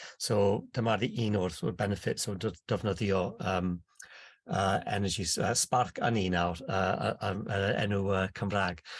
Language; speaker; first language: Welsh; non-native, local second language; English